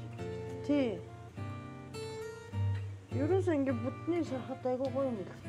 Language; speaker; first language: Mongolian; non-native, fluent; Japanese